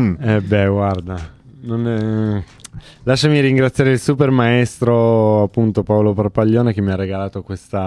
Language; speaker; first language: Italian; native; Italian